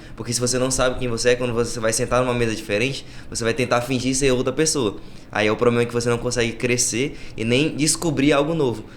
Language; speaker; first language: Portuguese; native; Portuguese